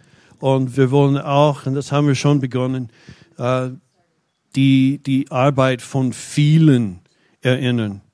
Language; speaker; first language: German; non-native, fluent; English